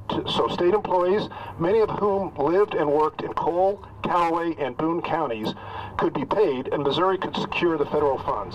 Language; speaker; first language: English; native; English